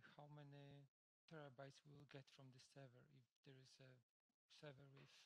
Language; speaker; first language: English; non-native, fluent; Polish